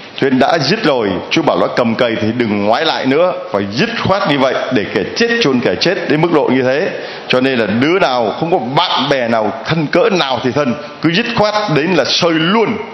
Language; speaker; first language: Vietnamese; native; Vietnamese